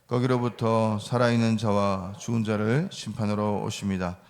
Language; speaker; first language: Korean; native; Korean